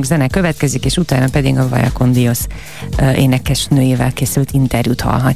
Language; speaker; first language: Hungarian; native; Hungarian